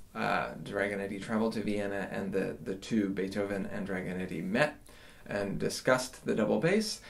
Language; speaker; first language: English; native; English